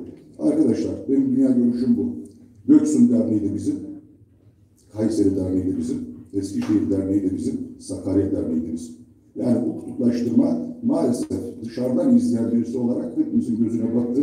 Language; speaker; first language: Turkish; native; Turkish